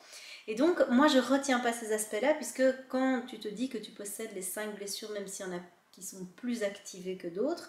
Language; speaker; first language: French; native; French